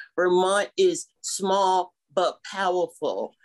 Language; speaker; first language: English; native; English